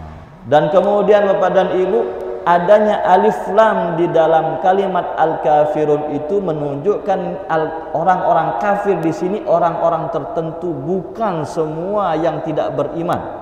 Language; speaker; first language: Indonesian; native; Indonesian